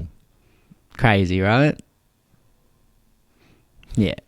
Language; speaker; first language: English; native; English